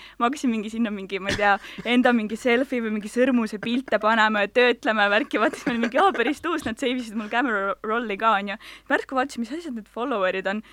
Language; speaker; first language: Estonian; non-native, local second language; Russian